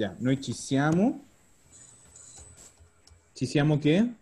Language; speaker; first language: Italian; non-native, fluent; Spanish